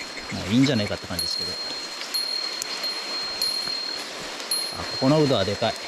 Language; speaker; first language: Japanese; native; Japanese